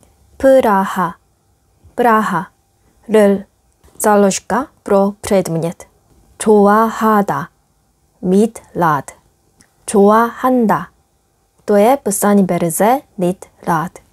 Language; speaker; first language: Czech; non-native, fluent; Korean